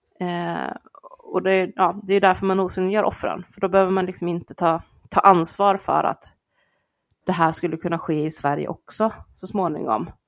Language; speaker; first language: Swedish; native; Swedish